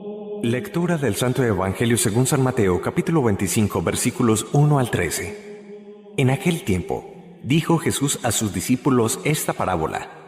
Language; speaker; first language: Spanish; native; Spanish